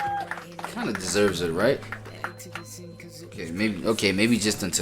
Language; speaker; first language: English; native; English